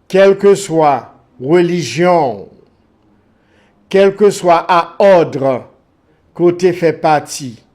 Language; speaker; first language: French; non-native, local second language; Haitian Creole